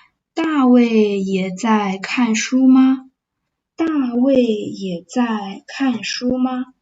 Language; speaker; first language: Chinese; non-native, fluent; English